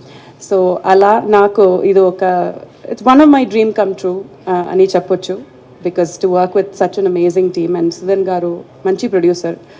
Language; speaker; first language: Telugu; non-native, fluent; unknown